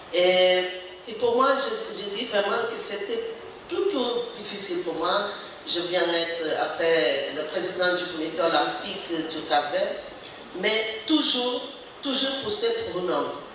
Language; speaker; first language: French; non-native, learner; Portuguese